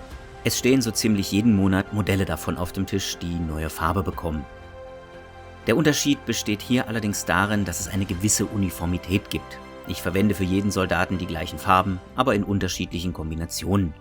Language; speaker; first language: German; native; German